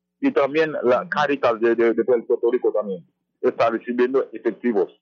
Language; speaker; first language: Spanish; non-native, fluent; Haitian Creole